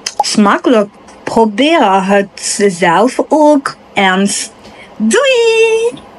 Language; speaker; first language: Dutch; non-native, local second language; French